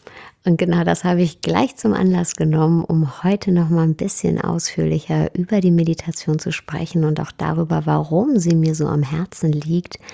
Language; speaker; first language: German; native; German